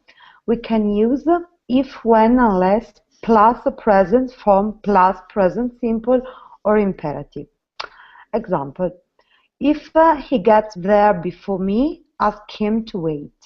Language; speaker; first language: English; non-native, learner; Italian